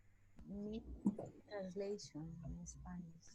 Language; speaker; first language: English; non-native, learner; Spanish